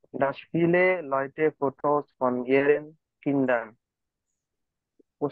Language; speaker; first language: German; non-native, learner; Bangla